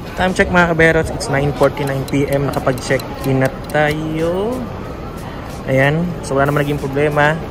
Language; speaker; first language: Filipino; native; Filipino